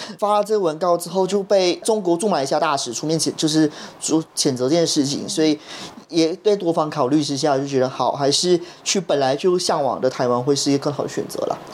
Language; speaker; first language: Chinese; native; Chinese